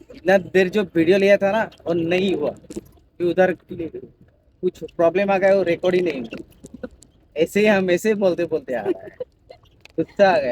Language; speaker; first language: Hindi; non-native, local second language; Assamese